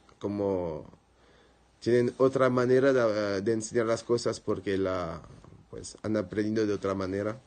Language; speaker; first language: Spanish; non-native, learner; French